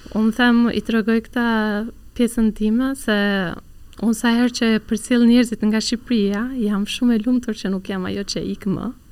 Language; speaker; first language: Albanian; early bilingual, heritage; Albanian